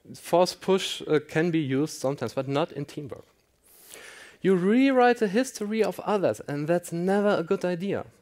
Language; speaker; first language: English; non-native, fluent; German